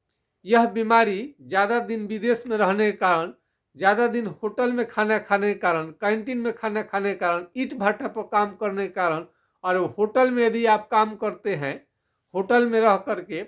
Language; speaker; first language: Hindi; non-native, local second language; Bhojpuri